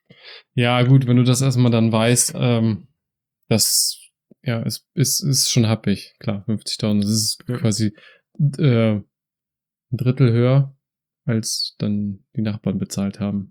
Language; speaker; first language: German; native; German